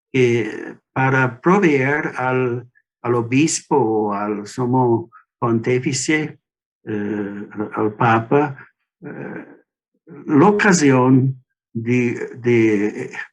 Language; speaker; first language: Spanish; non-native, learner; English